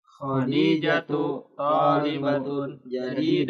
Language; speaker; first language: Arabic; non-native, learner; Indonesian